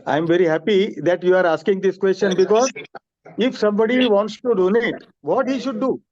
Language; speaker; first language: English; non-native, local second language; Hindi